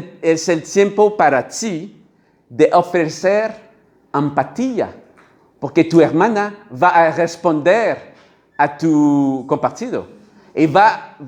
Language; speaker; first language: Spanish; non-native, learner; French